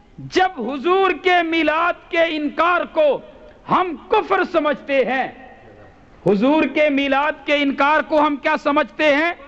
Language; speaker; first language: Urdu; non-native, local second language; Punjabi